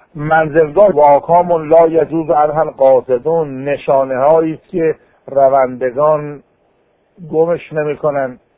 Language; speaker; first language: Persian; native; Persian